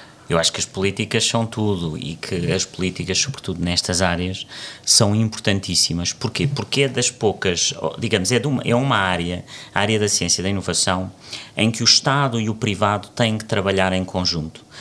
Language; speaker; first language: Portuguese; native; Portuguese